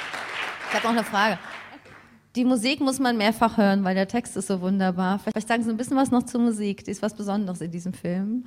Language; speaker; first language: German; native; German